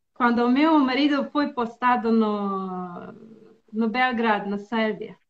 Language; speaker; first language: Portuguese; non-native, learner; Bosnian